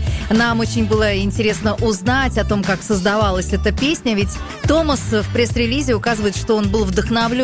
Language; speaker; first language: Russian; native; Russian